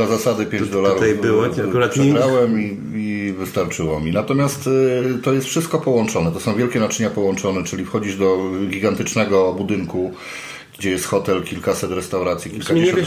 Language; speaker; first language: Polish; native; Polish